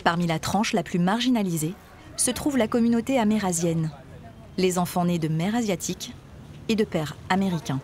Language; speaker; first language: French; native; French